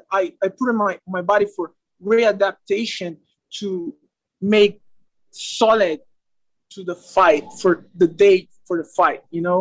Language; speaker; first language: English; non-native, learner; Portuguese